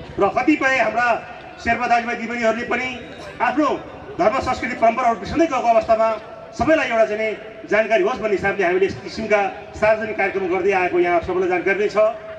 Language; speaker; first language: Nepali; non-native, local second language; Sherpa